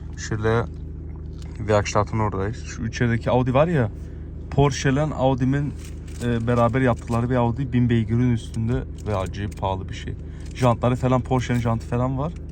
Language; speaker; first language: Turkish; early bilingual, heritage; Turkish